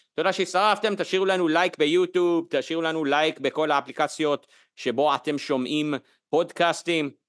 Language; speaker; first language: Hebrew; early bilingual, heritage; Hebrew